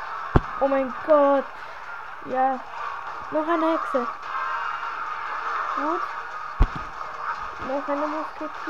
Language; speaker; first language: German; early bilingual, other home language; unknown